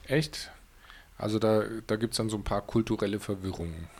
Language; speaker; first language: German; native; German